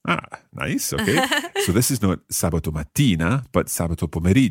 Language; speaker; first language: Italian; non-native, learner; English